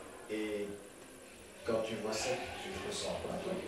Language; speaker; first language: French; native; French